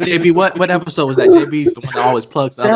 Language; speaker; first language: English; native; English